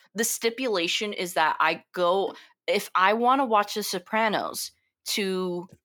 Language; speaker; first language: English; early bilingual, other home language; Italian